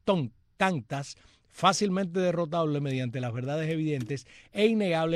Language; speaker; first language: Spanish; native; Spanish